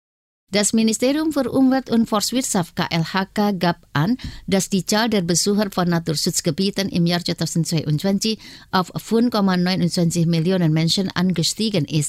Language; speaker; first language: German; non-native, fluent; Indonesian